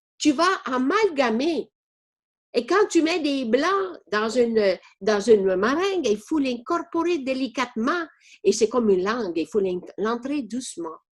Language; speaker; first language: French; non-native, fluent; Italian